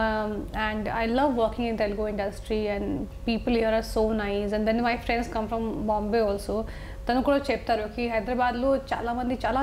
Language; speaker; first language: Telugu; non-native, local second language; Hindi